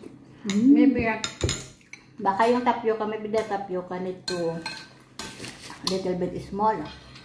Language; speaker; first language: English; non-native, local second language; Filipino